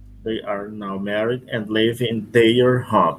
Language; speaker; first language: English; non-native, learner; Portuguese